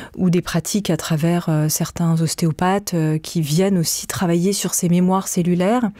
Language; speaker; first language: French; native; French